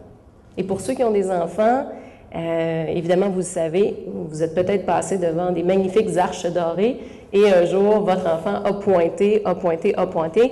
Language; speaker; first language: French; native; French